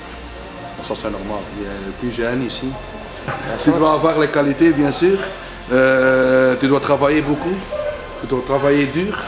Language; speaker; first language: French; non-native, fluent; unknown